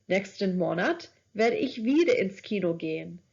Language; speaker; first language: German; non-native, fluent; English